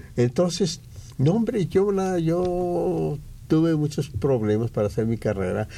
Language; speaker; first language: Spanish; native; Spanish